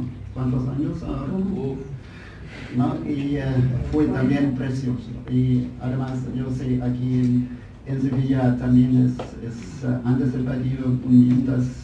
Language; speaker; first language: Spanish; non-native, fluent; German